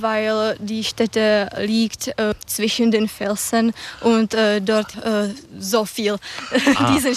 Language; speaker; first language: German; non-native, learner; Czech